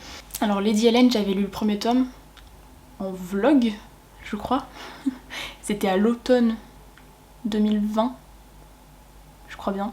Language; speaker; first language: French; native; French